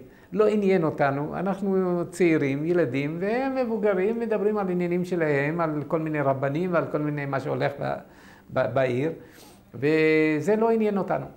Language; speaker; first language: Hebrew; non-native, fluent; Arabic